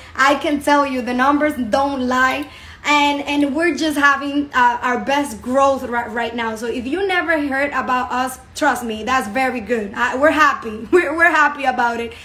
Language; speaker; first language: English; non-native, fluent; Spanish